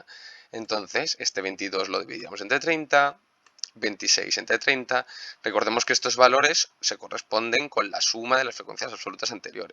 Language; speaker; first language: Spanish; native; Spanish